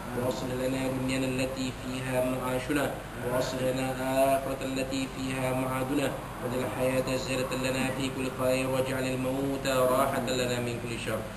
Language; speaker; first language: Arabic; non-native, fluent; Malay